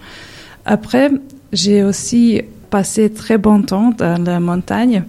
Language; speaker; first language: French; non-native, learner; Serbian